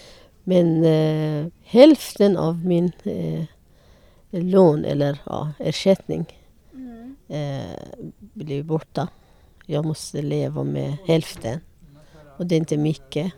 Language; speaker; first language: Swedish; non-native, learner; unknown